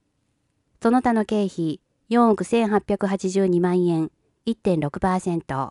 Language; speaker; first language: Japanese; native; Japanese